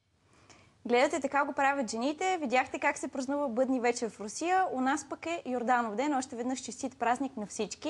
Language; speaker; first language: Bulgarian; native; Bulgarian